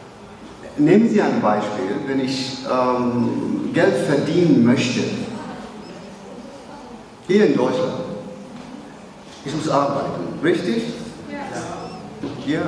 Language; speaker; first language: German; non-native, learner; Somali